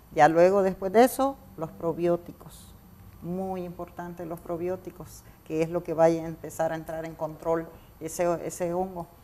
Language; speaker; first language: Spanish; native; Spanish